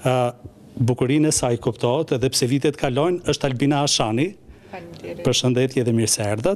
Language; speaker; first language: Albanian; native; Albanian